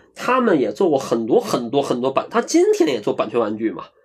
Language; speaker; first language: Chinese; native; Chinese